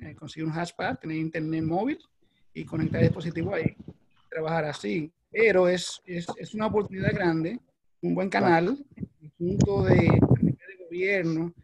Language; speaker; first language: Spanish; native; Spanish